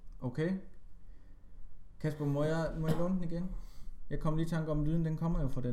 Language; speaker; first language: Danish; native; Danish